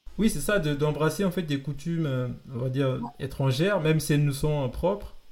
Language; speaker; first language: French; native; French